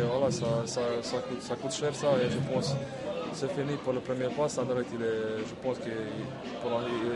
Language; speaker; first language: French; non-native, fluent; Croatian